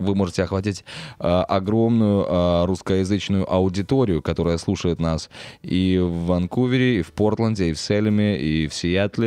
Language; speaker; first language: Russian; native; Russian